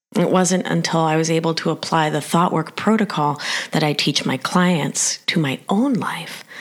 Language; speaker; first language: English; early bilingual, other home language; Spanish